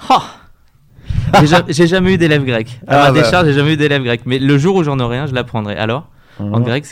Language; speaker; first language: French; native; French